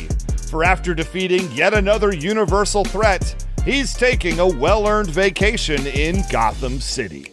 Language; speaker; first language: English; native; English